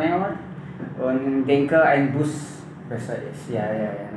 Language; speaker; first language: German; non-native, learner; Indonesian